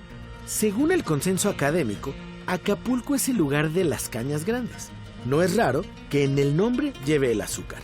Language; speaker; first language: Spanish; native; Spanish